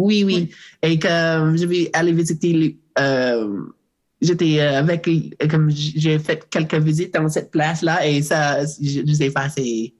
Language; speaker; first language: French; non-native, learner; English